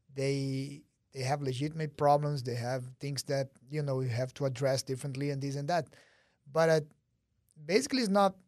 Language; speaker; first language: English; early bilingual, other home language; Portuguese